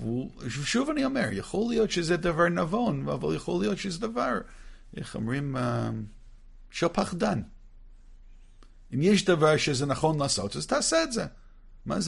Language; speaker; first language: Hebrew; non-native, fluent; English